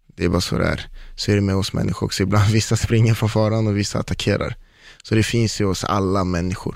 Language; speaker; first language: Swedish; early bilingual, other home language; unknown